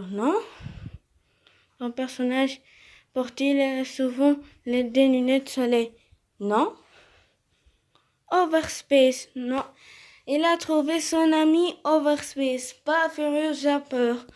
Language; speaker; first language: French; non-native, learner; Arabic